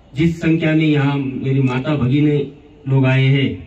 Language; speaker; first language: Hindi; non-native, local second language; Marathi